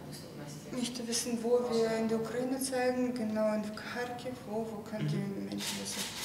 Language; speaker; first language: German; non-native, fluent; Russian